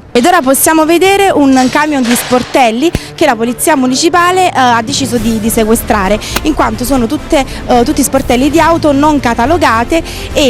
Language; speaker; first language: Italian; native; Italian